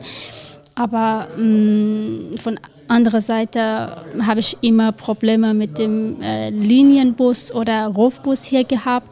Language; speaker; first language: German; non-native, learner; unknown